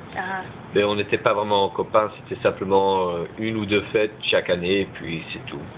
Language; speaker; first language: French; early bilingual, heritage; French